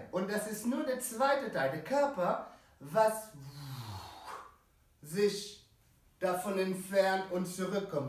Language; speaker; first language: German; non-native, fluent; French